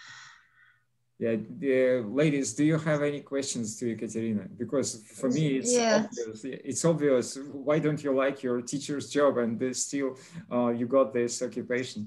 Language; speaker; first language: English; non-native, fluent; Russian